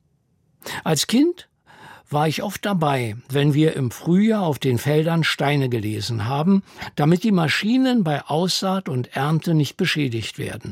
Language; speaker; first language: German; native; German